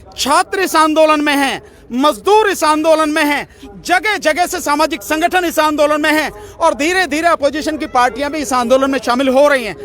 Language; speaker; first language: Hindi; native; Hindi